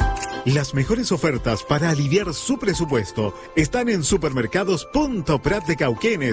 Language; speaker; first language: Spanish; native; Spanish